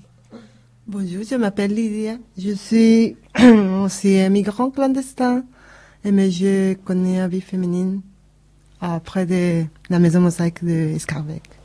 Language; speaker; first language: French; non-native, learner; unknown